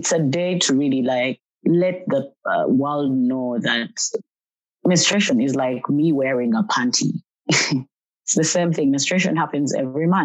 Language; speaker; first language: English; non-native, local second language; Ganda